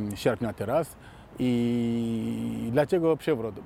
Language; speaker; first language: Polish; non-native, fluent; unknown